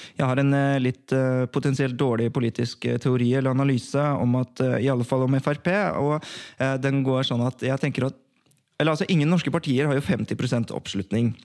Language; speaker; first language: Norwegian; early bilingual, other home language; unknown